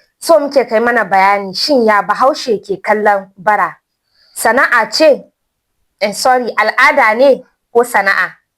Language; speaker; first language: Hausa; native; Hausa